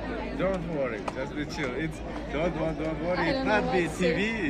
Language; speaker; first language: English; non-native, learner; Russian